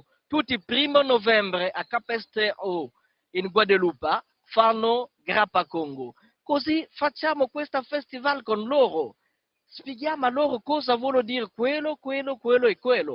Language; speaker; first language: Italian; non-native, fluent; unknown